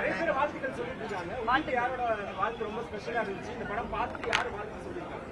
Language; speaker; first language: Tamil; native; Tamil